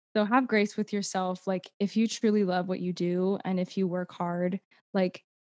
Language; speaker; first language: English; native; English